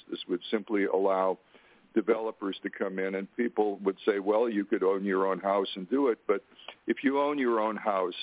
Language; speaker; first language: English; native; English